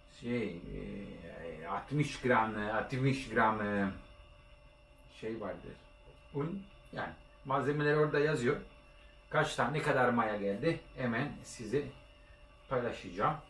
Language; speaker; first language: Turkish; non-native, learner; Italian